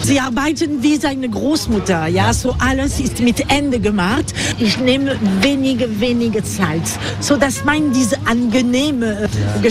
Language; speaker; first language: German; non-native, learner; French